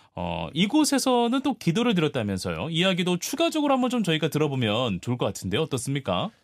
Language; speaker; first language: Korean; native; Korean